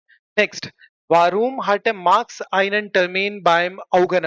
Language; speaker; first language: German; non-native, fluent; Hindi